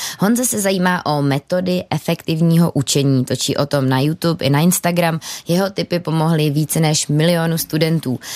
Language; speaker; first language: Czech; native; Czech